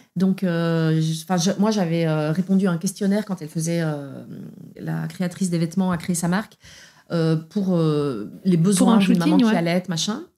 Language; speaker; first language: French; native; French